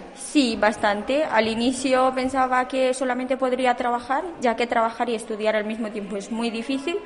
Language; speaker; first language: Spanish; non-native, fluent; Romanian